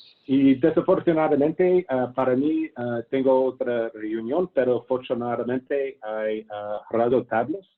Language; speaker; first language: Spanish; non-native, fluent; English